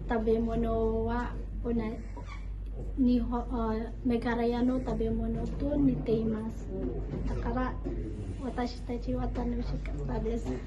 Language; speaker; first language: Japanese; non-native, learner; Khasi